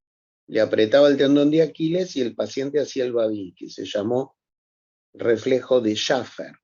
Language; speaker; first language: Spanish; native; Spanish